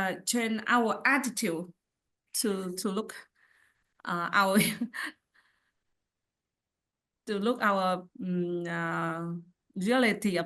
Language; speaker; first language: English; non-native, learner; Vietnamese